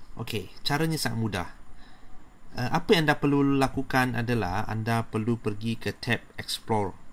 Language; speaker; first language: Malay; native; Malay